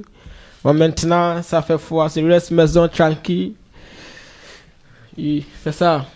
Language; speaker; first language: French; non-native, learner; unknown